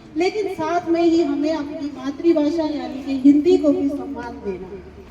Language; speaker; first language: Hindi; native; Hindi